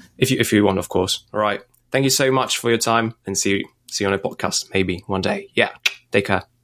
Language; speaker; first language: English; non-native, fluent; Polish